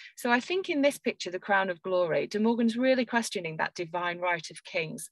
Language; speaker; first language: English; native; English